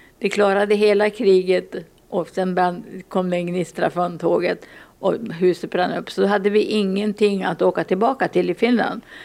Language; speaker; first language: Swedish; early bilingual, other home language; Finnish